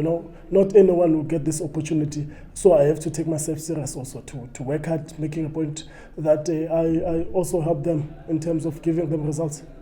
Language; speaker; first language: English; non-native, local second language; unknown